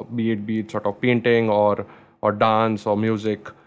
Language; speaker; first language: English; non-native, local second language; Marathi